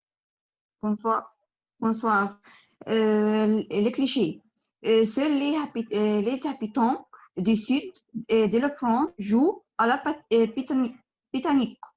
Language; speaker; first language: French; non-native, learner; Arabic